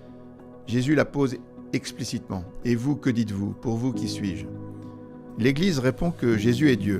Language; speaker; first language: French; native; French